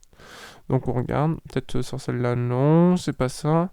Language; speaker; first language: French; native; French